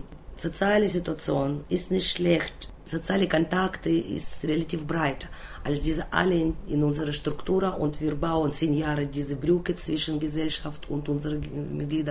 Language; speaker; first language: German; non-native, learner; Russian